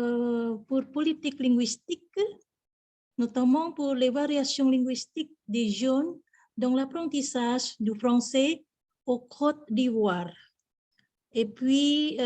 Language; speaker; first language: French; non-native, fluent; Indonesian